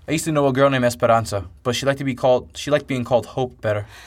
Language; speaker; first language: English; native; English